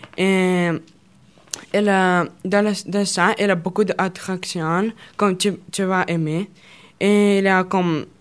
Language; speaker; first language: French; non-native, learner; Russian